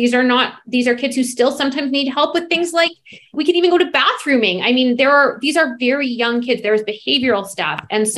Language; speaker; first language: English; native; English